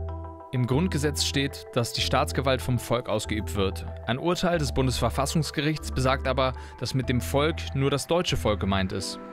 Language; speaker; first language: German; native; German